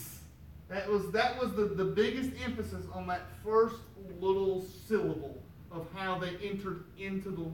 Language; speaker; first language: English; native; English